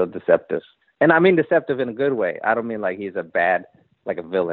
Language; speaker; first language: English; native; English